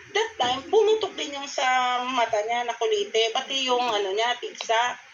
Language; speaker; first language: Filipino; non-native, local second language; Cebuano